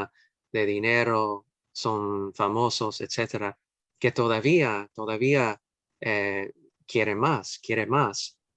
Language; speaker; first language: Spanish; non-native, fluent; English